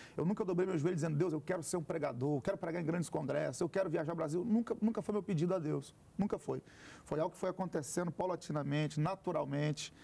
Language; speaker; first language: Portuguese; native; Portuguese